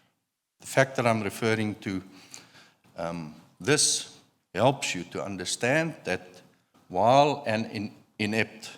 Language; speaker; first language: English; non-native, local second language; Afrikaans